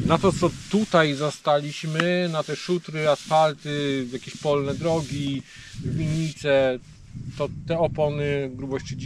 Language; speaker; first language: Polish; native; Polish